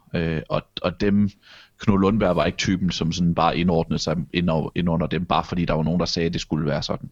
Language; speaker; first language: Danish; native; Danish